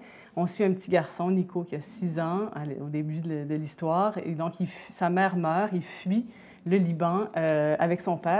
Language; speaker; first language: French; native; French